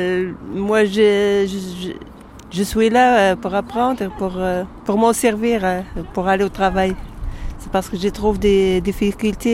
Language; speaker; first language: French; non-native, fluent; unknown